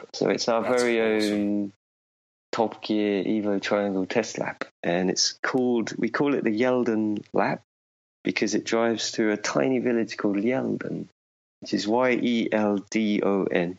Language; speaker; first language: English; native; English